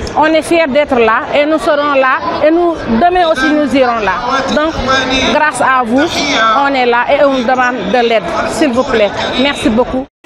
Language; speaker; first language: French; non-native, local second language; Wolof